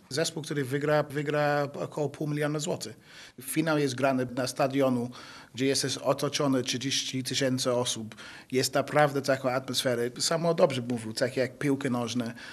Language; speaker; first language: Polish; non-native, learner; English